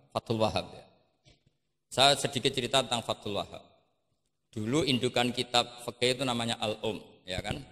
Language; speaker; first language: Indonesian; non-native, local second language; Javanese